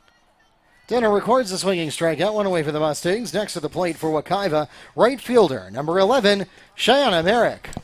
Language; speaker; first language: English; native; English